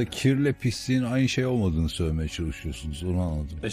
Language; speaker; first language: Turkish; native; Turkish